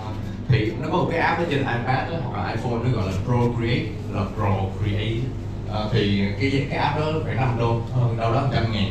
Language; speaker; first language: Vietnamese; native; Vietnamese